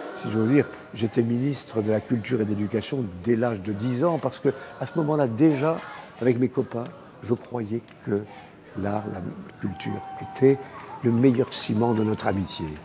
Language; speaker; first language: French; native; French